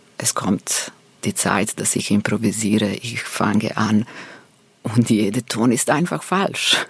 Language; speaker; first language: German; non-native, fluent; Serbian